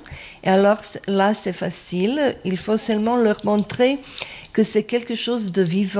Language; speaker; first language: French; non-native, fluent; Croatian